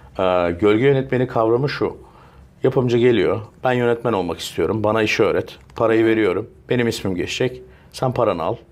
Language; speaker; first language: Turkish; early bilingual, heritage; Turkish